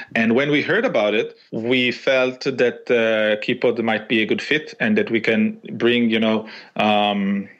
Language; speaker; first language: English; non-native, fluent; Hebrew